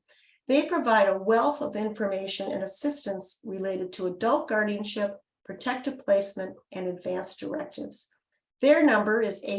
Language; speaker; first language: English; native; English